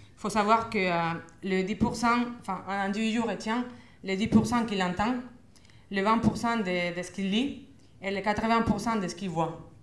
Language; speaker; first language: French; non-native, fluent; Spanish